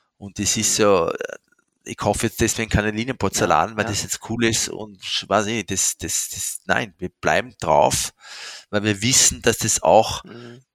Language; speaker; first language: German; non-native, fluent; French